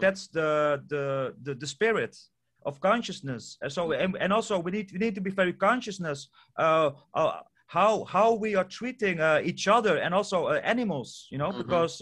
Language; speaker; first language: English; non-native, fluent; Dutch